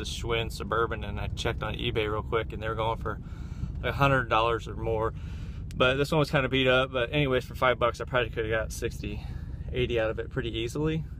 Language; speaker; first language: English; native; English